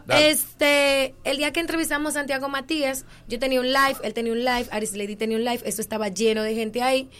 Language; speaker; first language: Spanish; native; Spanish